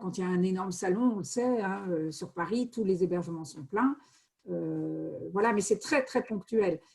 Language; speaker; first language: French; native; French